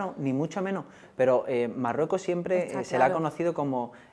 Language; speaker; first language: Spanish; native; Spanish